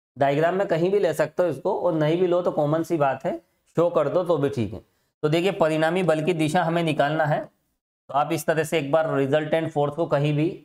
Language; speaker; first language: Hindi; native; Hindi